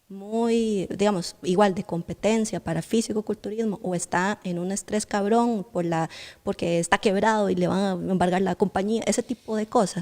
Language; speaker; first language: Spanish; native; Spanish